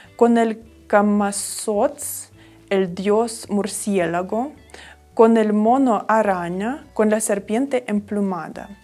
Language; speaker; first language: Spanish; non-native, fluent; Ukrainian